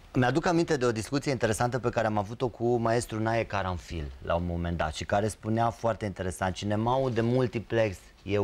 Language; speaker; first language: Romanian; native; Romanian